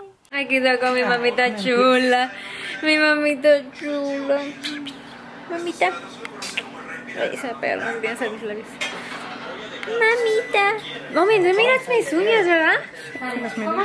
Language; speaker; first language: Spanish; early bilingual, heritage; Spanish